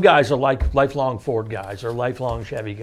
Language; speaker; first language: English; native; English